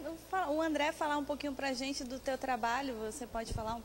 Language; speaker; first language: Portuguese; native; Portuguese